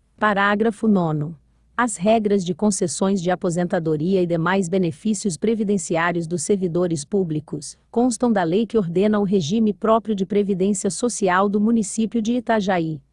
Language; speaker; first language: Portuguese; native; Portuguese